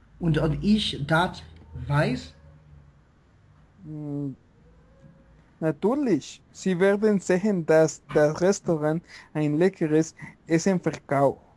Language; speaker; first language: German; non-native, learner; Spanish